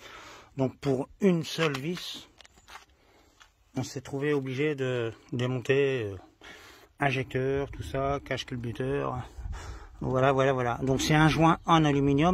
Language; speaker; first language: French; native; French